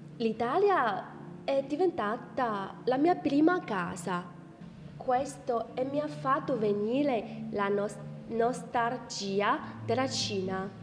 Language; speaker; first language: Italian; non-native, fluent; Chinese